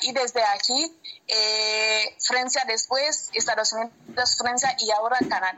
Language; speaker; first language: Spanish; non-native, learner; Haitian Creole